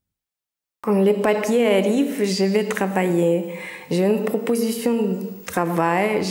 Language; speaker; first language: French; non-native, fluent; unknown